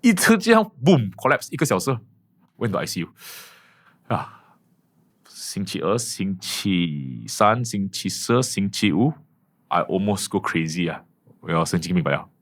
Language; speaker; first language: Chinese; non-native, local second language; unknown